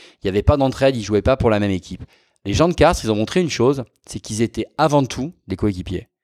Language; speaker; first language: French; native; French